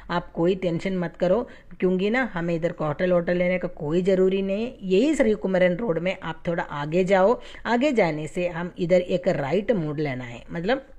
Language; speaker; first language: Hindi; non-native, fluent; Tamil